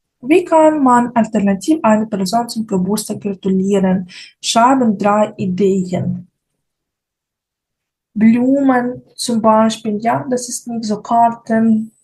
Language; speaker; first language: German; non-native, fluent; Ukrainian